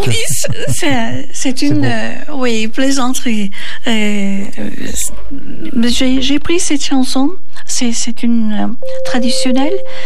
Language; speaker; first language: French; non-native, fluent; Turkish